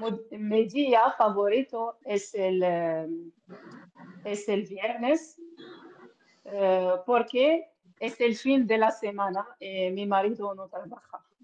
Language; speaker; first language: Spanish; non-native, learner; Arabic